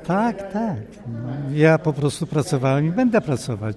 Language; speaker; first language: Polish; non-native, local second language; Ukrainian